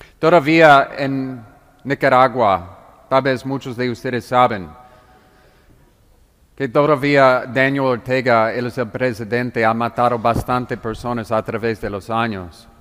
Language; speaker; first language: Spanish; non-native, fluent; English